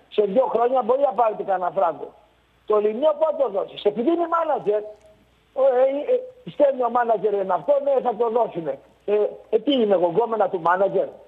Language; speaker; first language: Greek; native; Greek